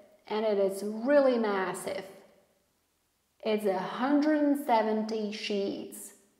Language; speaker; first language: English; non-native, fluent; Polish